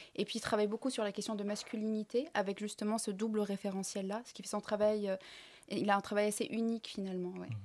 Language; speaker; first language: French; non-native, local second language; Arabic